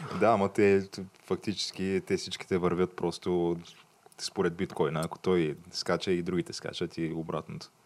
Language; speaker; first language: Bulgarian; native; Bulgarian